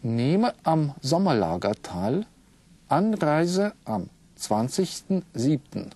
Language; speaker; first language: German; non-native, fluent; Russian